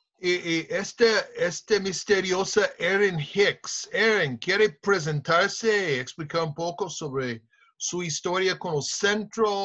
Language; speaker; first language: Spanish; non-native, fluent; English